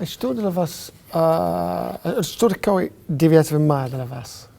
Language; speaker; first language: Russian; non-native, fluent; English